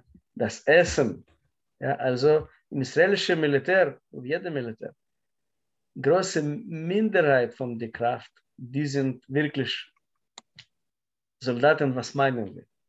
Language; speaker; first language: German; non-native, learner; Russian